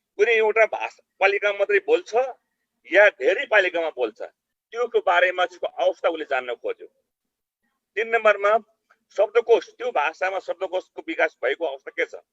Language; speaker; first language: Nepali; non-native, local second language; Eastern Tamang